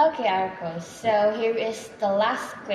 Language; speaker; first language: English; non-native, fluent; Indonesian